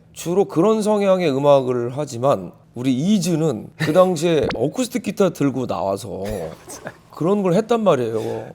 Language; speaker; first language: Korean; native; Korean